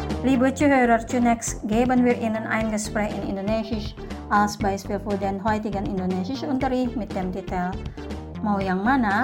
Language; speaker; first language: German; non-native, fluent; Indonesian